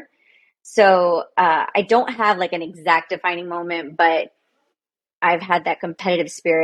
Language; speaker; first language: English; native; English